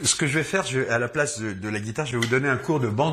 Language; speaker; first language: French; native; French